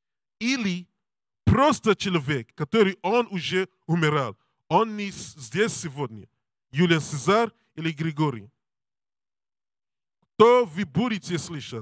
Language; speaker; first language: Russian; non-native, learner; English